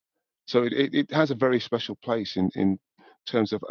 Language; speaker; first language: English; native; English